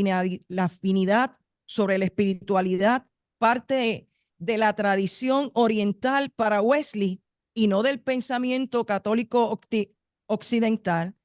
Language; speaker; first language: Spanish; native; Spanish